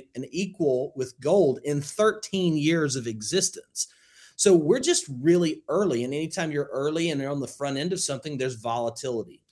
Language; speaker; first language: English; native; English